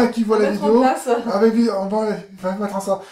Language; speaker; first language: French; native; French